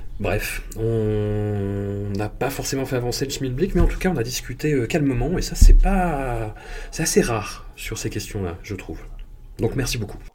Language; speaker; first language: French; native; French